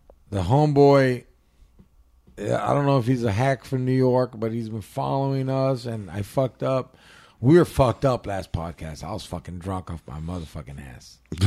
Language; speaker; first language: English; native; English